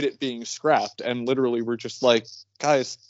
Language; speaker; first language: English; native; English